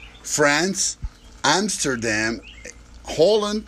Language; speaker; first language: English; non-native, fluent; Spanish